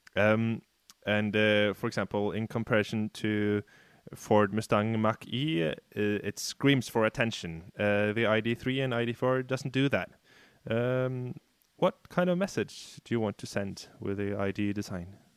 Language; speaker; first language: English; non-native, fluent; Norwegian